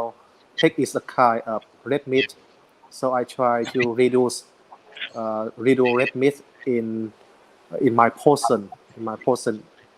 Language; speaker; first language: English; non-native, learner; Vietnamese